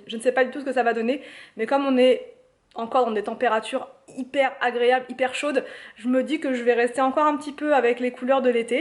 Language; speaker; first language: French; native; French